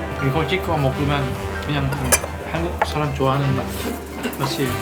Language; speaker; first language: Korean; non-native, fluent; Vietnamese